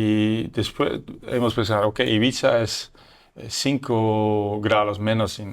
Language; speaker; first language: Spanish; non-native, learner; Dutch